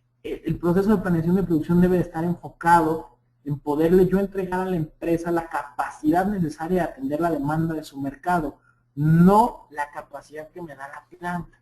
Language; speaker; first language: Spanish; native; Spanish